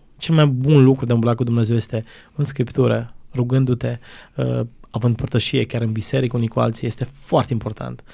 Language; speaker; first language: Romanian; non-native, local second language; Croatian